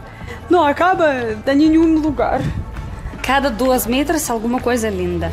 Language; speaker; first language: Portuguese; non-native, fluent; Russian